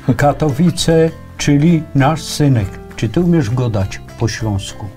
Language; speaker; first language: Polish; native; Polish